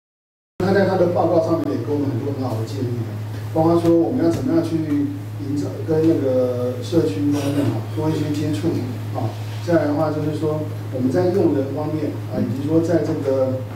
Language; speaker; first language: Chinese; native; Chinese